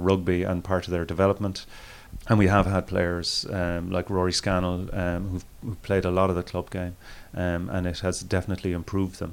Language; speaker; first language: English; native; English